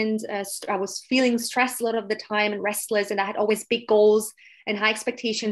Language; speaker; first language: English; non-native, fluent; German